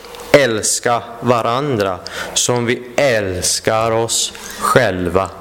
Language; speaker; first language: Swedish; non-native, fluent; Persian